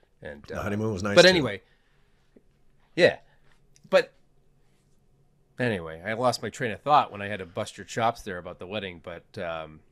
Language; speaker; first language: English; native; English